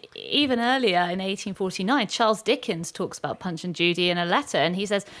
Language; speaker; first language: English; native; English